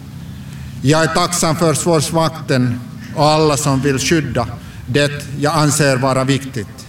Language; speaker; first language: Swedish; non-native, local second language; Finnish